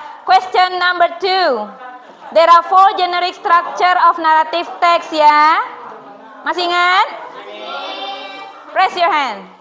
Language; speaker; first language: English; non-native, fluent; Indonesian